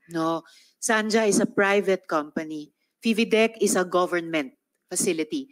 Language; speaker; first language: English; non-native, local second language; Filipino